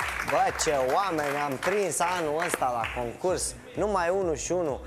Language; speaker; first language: Romanian; native; Romanian